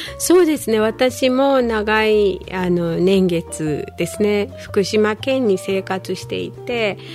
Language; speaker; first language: Japanese; non-native, fluent; Kinyarwanda